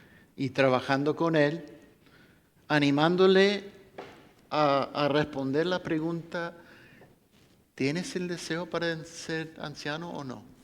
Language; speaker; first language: Spanish; non-native, fluent; English